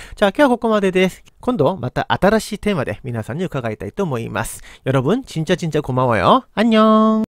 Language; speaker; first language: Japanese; non-native, fluent; Korean